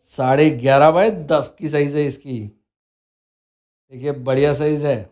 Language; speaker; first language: Hindi; non-native, local second language; Gujarati